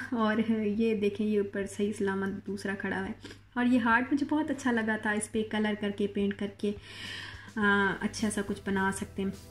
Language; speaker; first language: Urdu; non-native, local second language; Saraiki